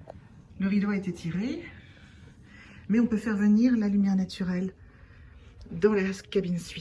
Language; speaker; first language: French; native; French